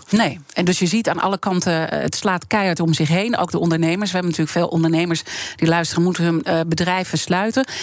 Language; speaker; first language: Dutch; native; Dutch